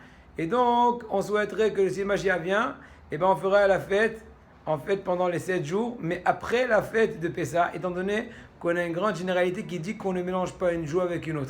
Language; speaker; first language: French; native; French